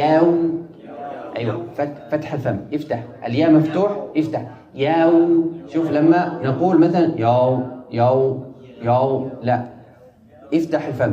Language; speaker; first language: Arabic; native; Arabic